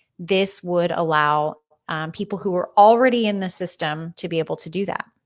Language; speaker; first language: English; native; English